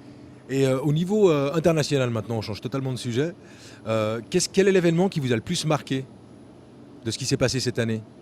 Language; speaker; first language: French; native; French